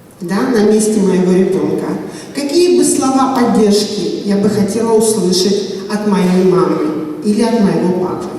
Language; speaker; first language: Russian; native; Russian